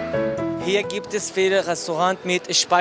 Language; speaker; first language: German; non-native, learner; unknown